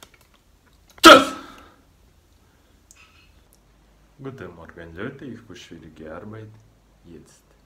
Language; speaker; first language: German; non-native, learner; Russian